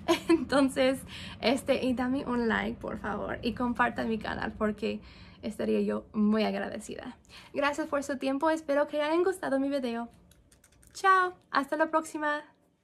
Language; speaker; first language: Spanish; non-native, fluent; English